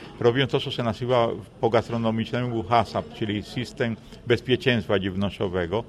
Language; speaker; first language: Polish; non-native, fluent; Spanish